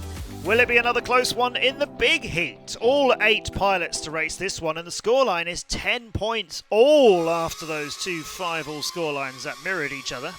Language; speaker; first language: English; native; English